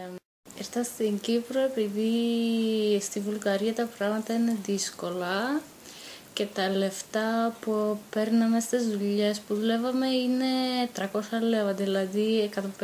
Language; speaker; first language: Greek; non-native, fluent; Bulgarian